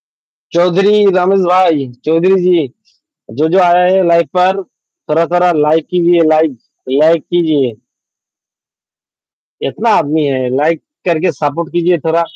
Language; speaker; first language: Hindi; non-native, local second language; Bangla